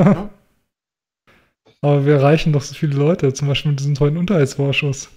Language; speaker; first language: German; native; German